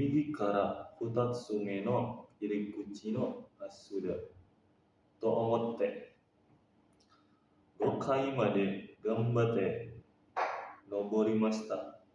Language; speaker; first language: Japanese; non-native, learner; Indonesian